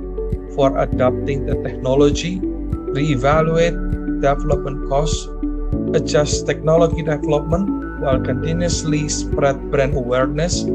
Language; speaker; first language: English; non-native, learner; Indonesian